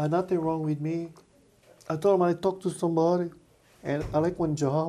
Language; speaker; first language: English; native; English